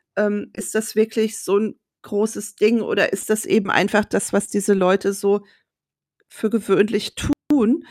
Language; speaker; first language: German; native; German